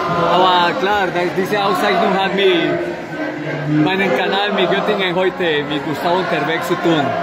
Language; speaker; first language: German; non-native, fluent; Spanish